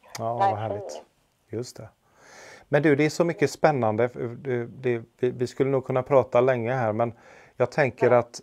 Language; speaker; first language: Swedish; native; Swedish